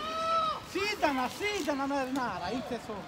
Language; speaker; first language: Swedish; non-native, local second language; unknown